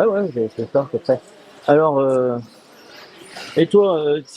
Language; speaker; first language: French; native; French